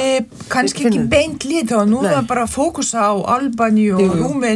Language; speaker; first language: Icelandic; non-native, fluent; Lithuanian